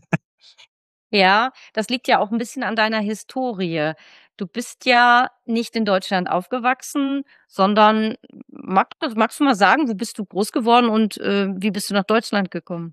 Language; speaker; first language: German; native; German